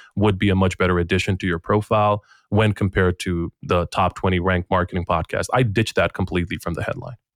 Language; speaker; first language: English; non-native, fluent; Bosnian